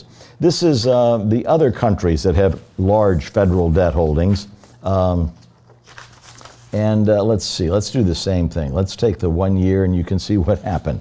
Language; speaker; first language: English; native; English